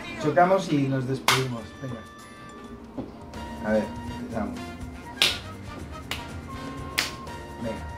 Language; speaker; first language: Spanish; native; Spanish